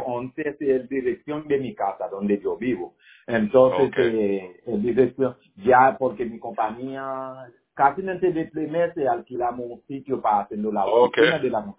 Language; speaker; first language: Spanish; non-native, learner; Haitian Creole